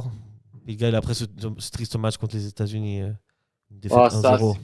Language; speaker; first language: French; native; French